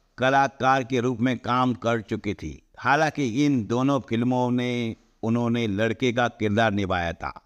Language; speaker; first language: Hindi; non-native, local second language; Marathi